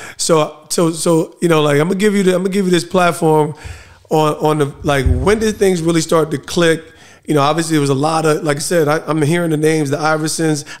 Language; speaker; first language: English; native; English